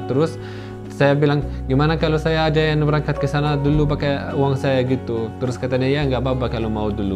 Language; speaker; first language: Indonesian; non-native, fluent; Arabic